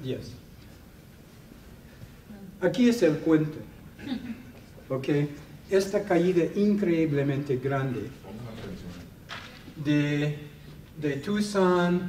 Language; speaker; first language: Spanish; non-native, fluent; English